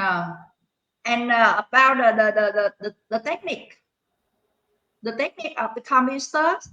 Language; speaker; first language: English; non-native, learner; Vietnamese